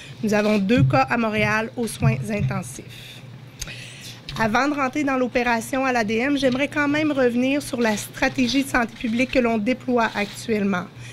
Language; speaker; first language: French; native; French